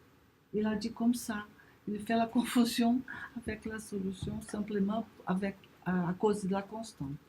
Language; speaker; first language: French; non-native, learner; Portuguese